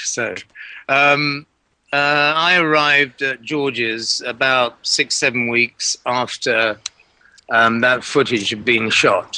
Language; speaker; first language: English; native; English